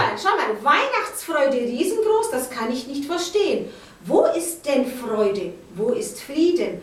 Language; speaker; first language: German; native; German